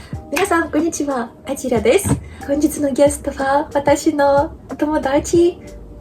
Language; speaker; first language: Japanese; non-native, learner; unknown